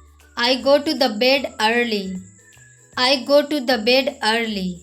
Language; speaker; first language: English; non-native, local second language; Hindi